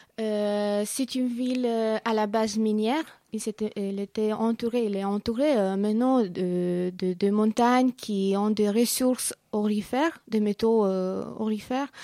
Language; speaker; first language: French; non-native, fluent; Romanian